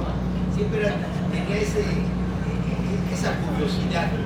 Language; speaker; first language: Spanish; native; Spanish